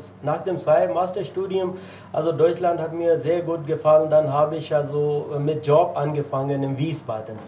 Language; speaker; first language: German; non-native, learner; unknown